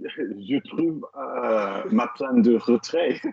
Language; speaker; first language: French; non-native, learner; English